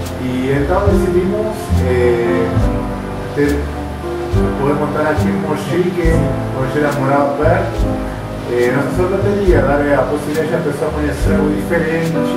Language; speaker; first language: Portuguese; non-native, fluent; Spanish